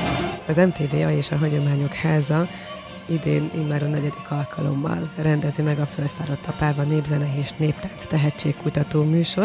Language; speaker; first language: Hungarian; native; Hungarian